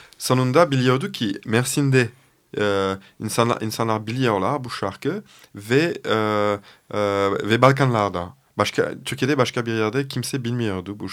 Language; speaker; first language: Turkish; non-native, fluent; French